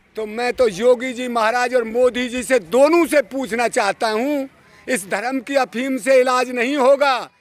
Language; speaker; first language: Hindi; native; Hindi